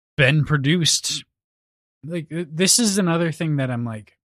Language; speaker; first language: English; native; English